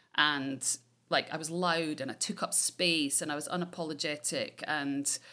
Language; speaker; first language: English; native; English